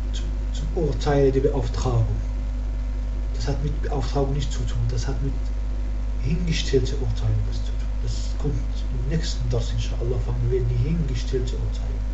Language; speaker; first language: German; non-native, fluent; Arabic